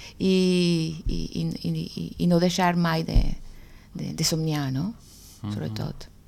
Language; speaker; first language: Catalan; non-native, fluent; Spanish